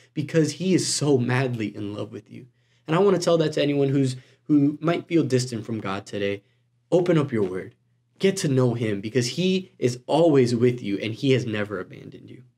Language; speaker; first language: English; native; English